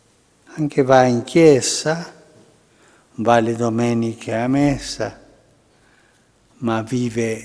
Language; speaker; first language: Italian; early bilingual, heritage; Spanish